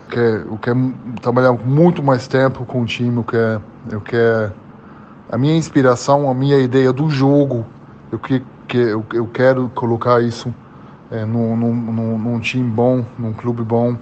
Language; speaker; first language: Portuguese; early bilingual, heritage; German